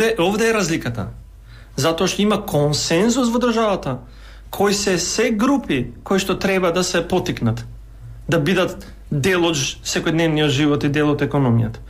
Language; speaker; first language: Macedonian; non-native, local second language; Albanian